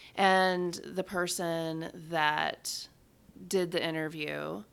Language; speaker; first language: English; native; English